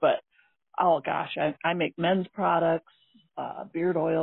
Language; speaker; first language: English; native; English